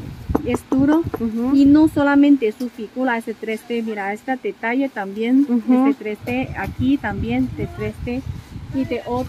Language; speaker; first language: Spanish; non-native, learner; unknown